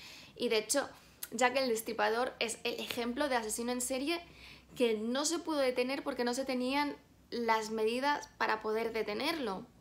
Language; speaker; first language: Spanish; native; Spanish